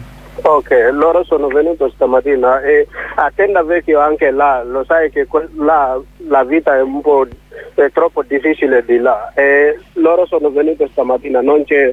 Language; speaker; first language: Italian; non-native, learner; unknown